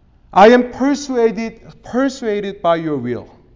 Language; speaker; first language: English; non-native, fluent; Korean